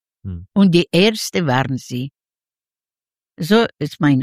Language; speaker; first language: German; non-native, learner; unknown